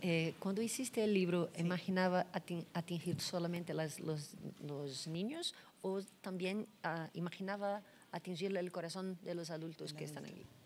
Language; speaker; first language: Spanish; non-native, learner; Portuguese